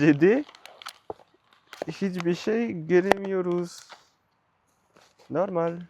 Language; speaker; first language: Turkish; non-native, learner; French